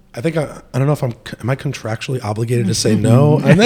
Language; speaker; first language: English; native; English